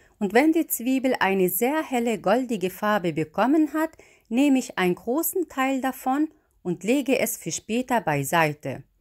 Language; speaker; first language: German; non-native, fluent; Arabic